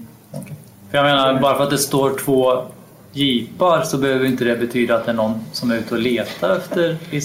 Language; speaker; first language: Swedish; native; Swedish